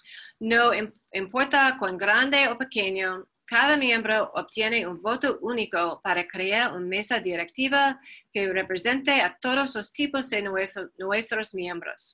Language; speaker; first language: Spanish; non-native, fluent; English